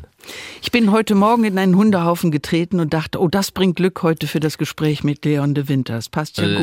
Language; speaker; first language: German; native; German